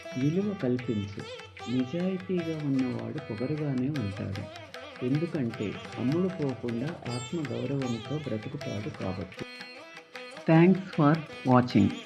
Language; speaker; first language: Telugu; native; Telugu